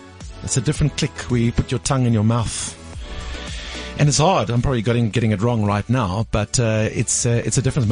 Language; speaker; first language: English; native; English